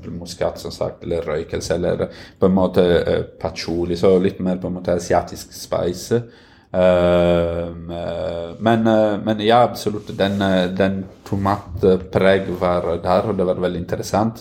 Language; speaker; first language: Norwegian; non-native, fluent; Italian